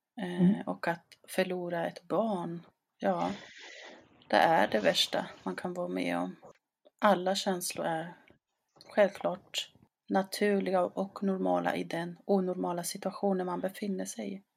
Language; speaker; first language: Swedish; native; Swedish